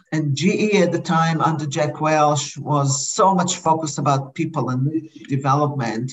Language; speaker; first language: English; non-native, fluent; Hebrew